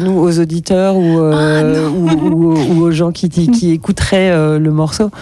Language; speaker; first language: French; native; French